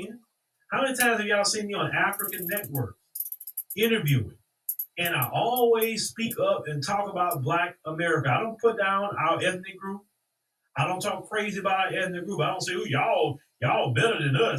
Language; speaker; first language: English; native; English